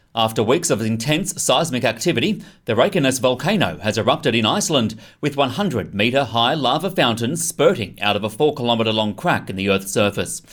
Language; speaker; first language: English; native; English